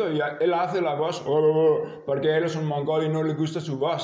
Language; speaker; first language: Spanish; non-native, learner; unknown